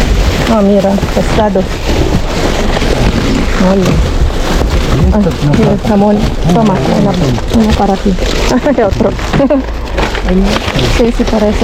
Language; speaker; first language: Spanish; non-native, learner; Filipino